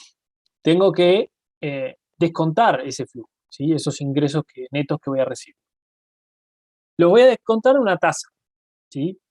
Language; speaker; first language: Spanish; native; Spanish